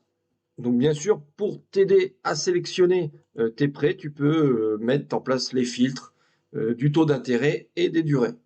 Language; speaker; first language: French; native; French